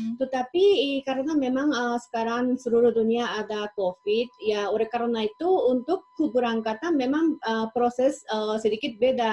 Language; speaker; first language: Indonesian; non-native, fluent; Japanese